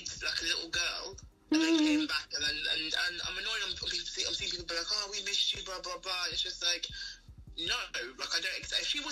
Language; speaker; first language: English; native; English